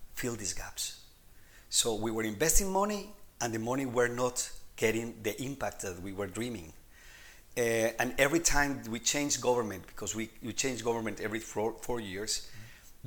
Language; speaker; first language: English; non-native, fluent; Spanish